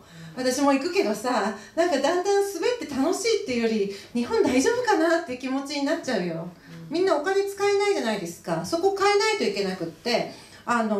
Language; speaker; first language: Japanese; native; Japanese